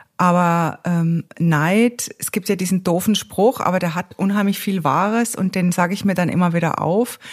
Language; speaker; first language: German; native; German